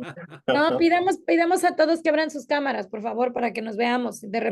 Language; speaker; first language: Spanish; native; Spanish